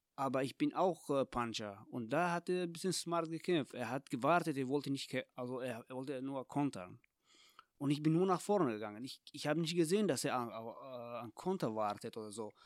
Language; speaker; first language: German; non-native, fluent; Tajik